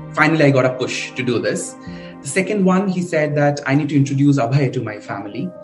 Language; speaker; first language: English; non-native, local second language; Bangla